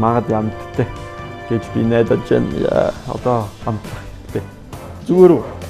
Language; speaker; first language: Mongolian; non-native, learner; French